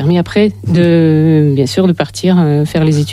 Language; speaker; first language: French; non-native, fluent; Russian